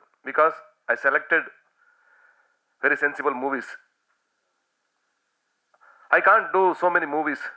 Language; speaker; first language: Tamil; non-native, learner; Kannada